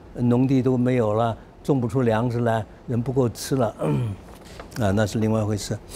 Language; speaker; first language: Chinese; native; Chinese